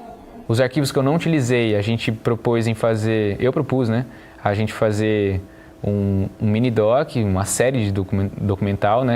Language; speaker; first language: Portuguese; native; Portuguese